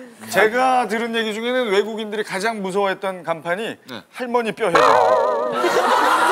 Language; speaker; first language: Korean; native; Korean